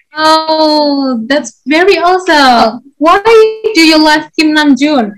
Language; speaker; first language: English; non-native, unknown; Indonesian